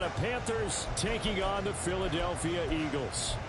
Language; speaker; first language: English; native; English